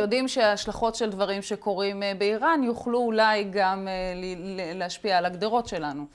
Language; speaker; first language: Hebrew; native; Hebrew